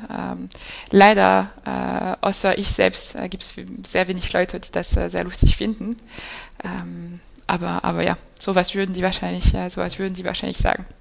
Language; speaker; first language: German; non-native, fluent; French